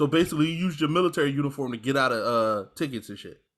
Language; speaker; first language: English; native; English